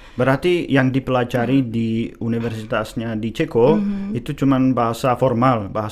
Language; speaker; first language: Indonesian; non-native, fluent; Czech